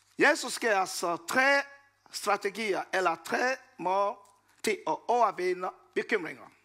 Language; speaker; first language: Danish; non-native, fluent; Lingala